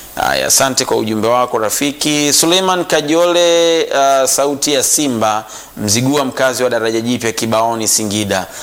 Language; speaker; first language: Swahili; non-native, local second language; Sukuma